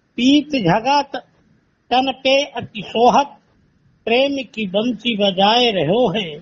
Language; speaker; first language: Hindi; native; Hindi